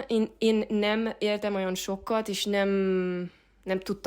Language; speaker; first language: Hungarian; non-native, learner; Spanish